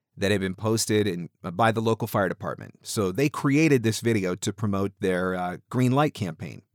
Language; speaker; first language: English; native; English